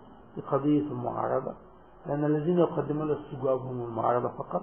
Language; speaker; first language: Arabic; native; Arabic